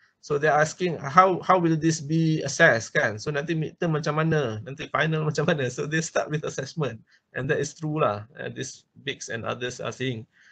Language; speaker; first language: English; non-native, local second language; Malay